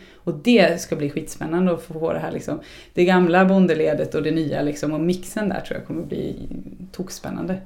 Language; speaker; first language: Swedish; native; Swedish